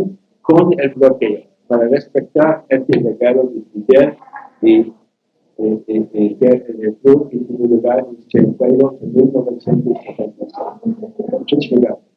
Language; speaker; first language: Spanish; non-native, learner; English